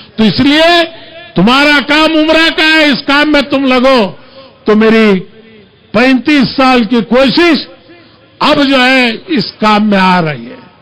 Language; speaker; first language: Urdu; native; Urdu